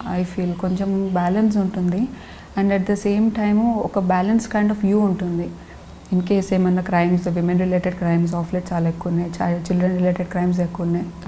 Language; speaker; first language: Telugu; non-native, local second language; Lambadi